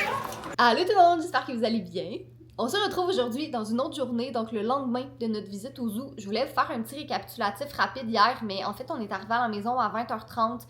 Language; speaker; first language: French; native; French